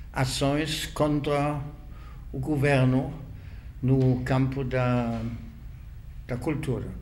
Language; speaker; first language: Portuguese; non-native, fluent; German